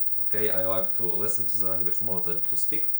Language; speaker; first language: English; non-native, fluent; Ukrainian